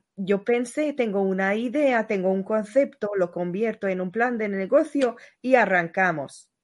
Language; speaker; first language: Spanish; non-native, fluent; Hungarian